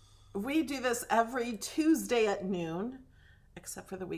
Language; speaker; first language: English; native; English